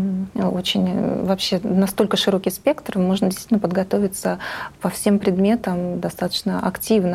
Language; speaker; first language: Russian; native; Russian